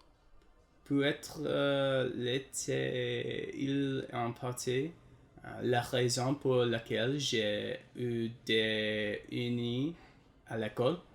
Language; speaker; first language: French; non-native, learner; English